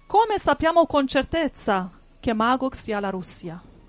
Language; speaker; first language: Italian; native; Italian